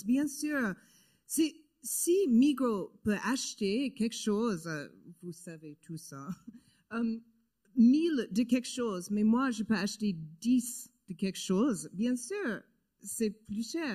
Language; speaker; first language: French; non-native, learner; English